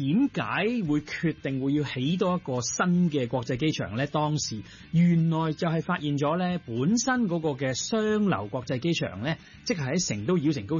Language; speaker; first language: Cantonese; native; Cantonese